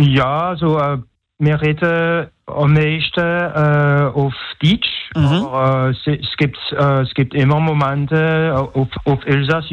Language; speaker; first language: German; non-native, local second language; French